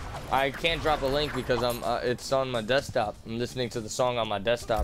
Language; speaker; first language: English; early bilingual, other home language; Spanish